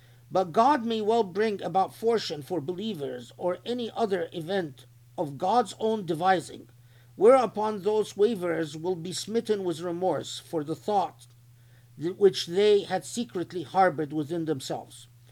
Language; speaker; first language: English; non-native, fluent; Arabic